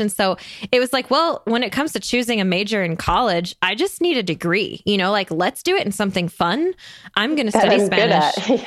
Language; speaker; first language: English; native; English